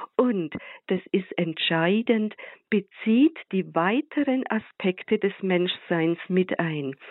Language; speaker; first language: German; native; German